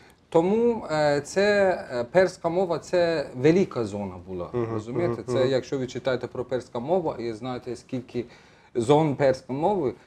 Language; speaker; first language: Ukrainian; non-native, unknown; Persian